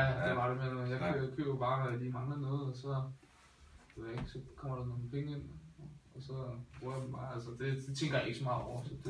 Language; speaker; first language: Danish; native; Danish